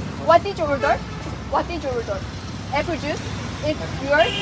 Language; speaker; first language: English; non-native, learner; Korean